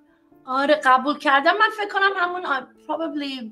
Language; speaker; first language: Persian; early bilingual, heritage; Persian